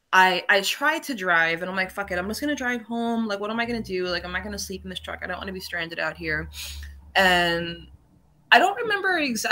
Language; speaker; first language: English; native; English